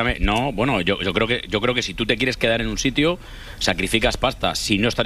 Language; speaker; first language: Spanish; native; Spanish